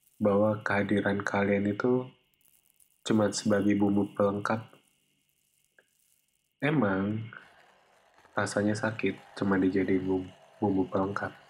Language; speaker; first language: Indonesian; native; Indonesian